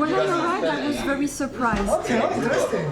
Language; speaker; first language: English; non-native, fluent; French